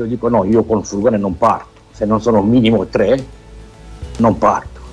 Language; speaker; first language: Italian; non-native, fluent; Romanian